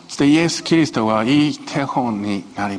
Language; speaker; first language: Japanese; non-native, fluent; Chinese